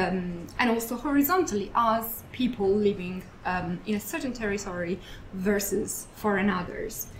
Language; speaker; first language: English; non-native, fluent; Italian